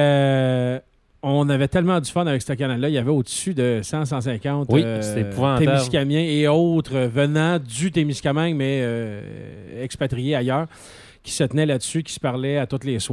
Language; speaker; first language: French; native; French